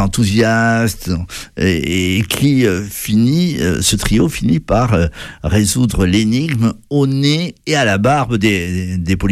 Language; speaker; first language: French; native; French